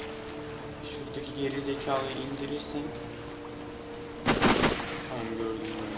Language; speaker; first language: Turkish; native; Turkish